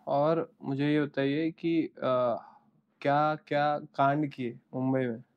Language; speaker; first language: Hindi; non-native, local second language; Gujarati